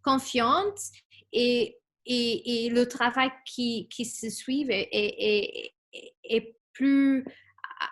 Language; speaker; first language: French; non-native, fluent; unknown